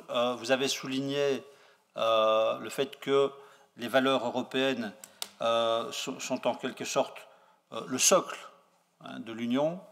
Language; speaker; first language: French; native; French